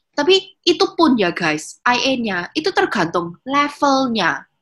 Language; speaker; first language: Indonesian; early bilingual, heritage; Indonesian